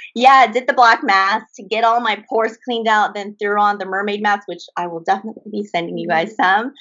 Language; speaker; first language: English; early bilingual, other home language; Japanese